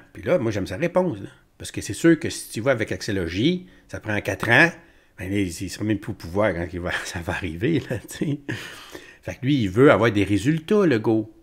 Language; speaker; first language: French; native; French